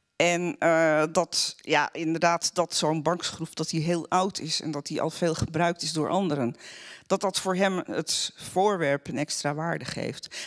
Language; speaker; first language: Dutch; native; Dutch